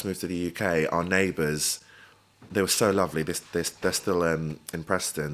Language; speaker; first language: English; native; English